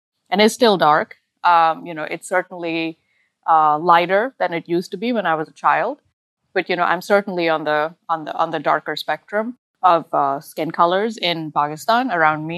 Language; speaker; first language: English; non-native, local second language; Urdu